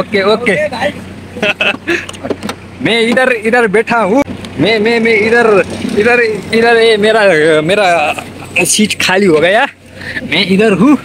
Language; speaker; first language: Hindi; non-native, learner; Nepali